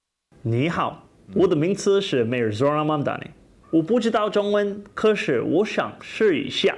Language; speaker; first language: Chinese; non-native, learner; English